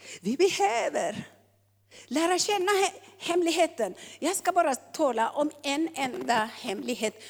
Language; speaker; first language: Swedish; non-native, fluent; Tigrinya